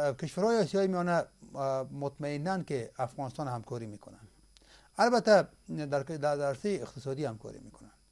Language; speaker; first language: Persian; native; Persian